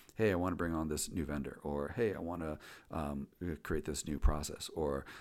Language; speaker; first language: English; native; English